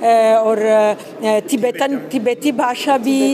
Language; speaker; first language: Hindi; non-native, fluent; Italian